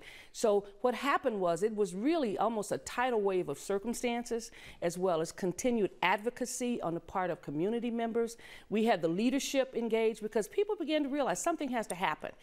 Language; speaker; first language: English; native; English